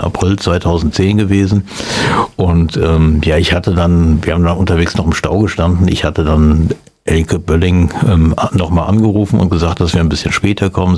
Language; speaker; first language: German; native; German